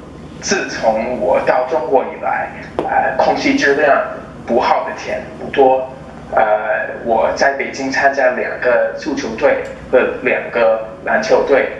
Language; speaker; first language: Chinese; non-native, fluent; English